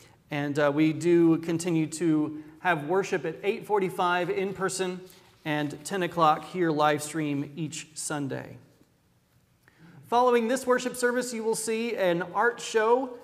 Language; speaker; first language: English; native; English